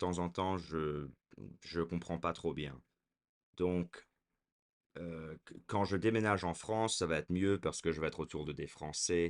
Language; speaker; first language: French; early bilingual, heritage; French